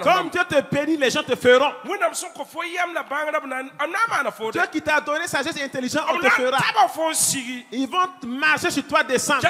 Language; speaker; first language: French; non-native, local second language; Mossi